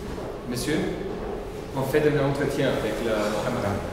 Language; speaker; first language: French; non-native, learner; German